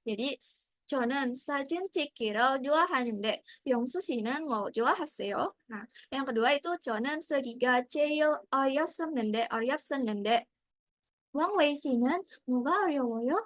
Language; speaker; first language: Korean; non-native, learner; Indonesian